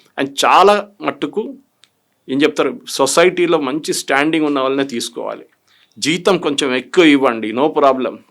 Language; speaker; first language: Telugu; non-native, fluent; Malayalam